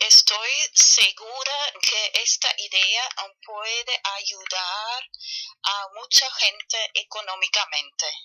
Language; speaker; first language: Spanish; non-native, fluent; German